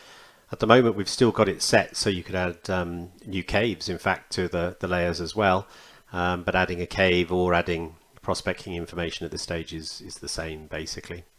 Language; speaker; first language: English; native; English